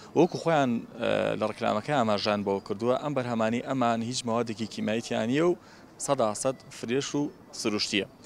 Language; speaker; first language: Central Kurdish; native; Central Kurdish